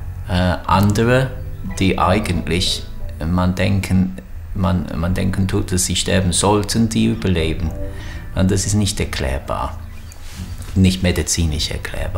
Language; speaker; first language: German; non-native, fluent; English